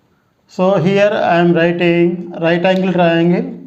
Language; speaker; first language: English; non-native, local second language; Telugu